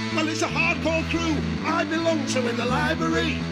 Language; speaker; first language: English; native; English